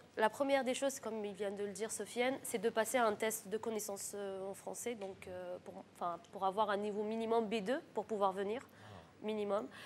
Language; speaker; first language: French; non-native, local second language; Arabic